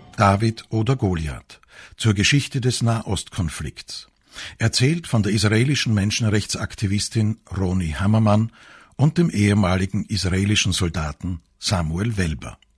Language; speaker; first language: German; native; German